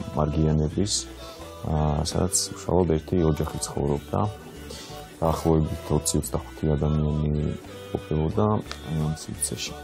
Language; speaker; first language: Georgian; non-native, local second language; Svan